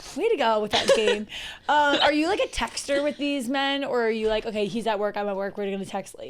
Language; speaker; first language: English; native; English